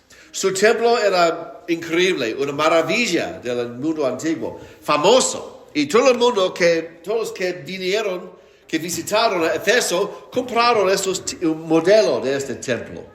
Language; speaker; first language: Spanish; non-native, fluent; English